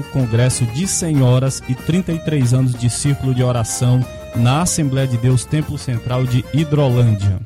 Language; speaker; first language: Portuguese; native; Portuguese